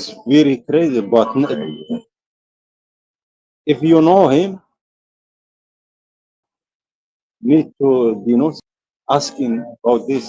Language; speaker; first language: English; non-native, learner; Spanish